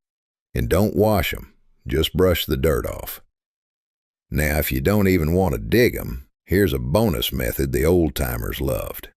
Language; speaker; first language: English; native; English